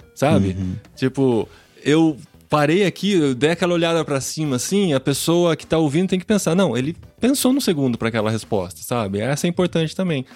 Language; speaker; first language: Portuguese; native; Portuguese